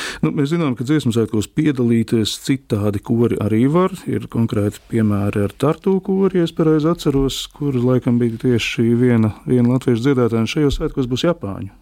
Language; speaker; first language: Latvian; native; Latvian